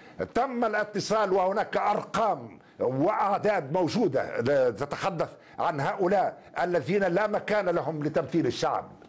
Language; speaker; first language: Arabic; native; Arabic